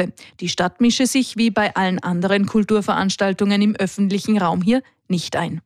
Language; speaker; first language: German; native; German